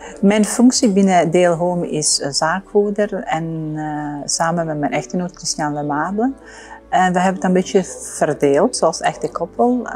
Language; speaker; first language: Dutch; non-native, fluent; Bosnian